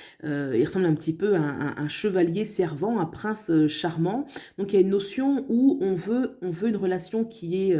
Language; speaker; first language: French; native; French